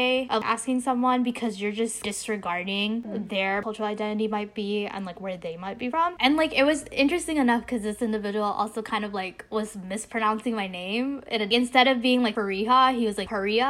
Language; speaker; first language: English; early bilingual, other home language; Bangla